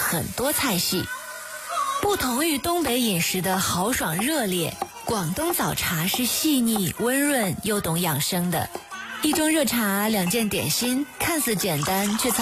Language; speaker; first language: Chinese; native; Chinese